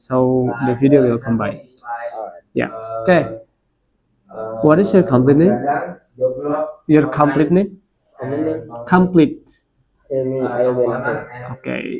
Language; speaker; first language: English; non-native, learner; Indonesian